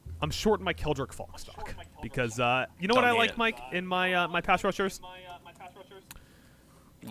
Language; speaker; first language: English; native; English